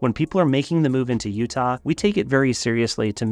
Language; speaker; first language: English; native; English